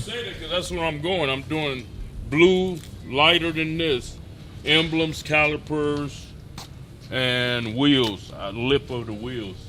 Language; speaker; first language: English; native; English